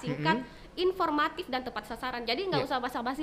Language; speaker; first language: Indonesian; native; Indonesian